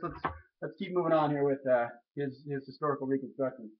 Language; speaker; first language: English; native; English